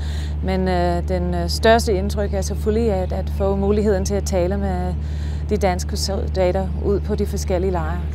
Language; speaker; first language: Danish; non-native, fluent; English